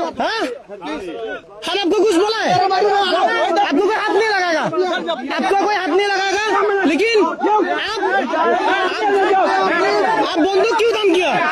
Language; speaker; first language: Hindi; non-native, learner; Bangla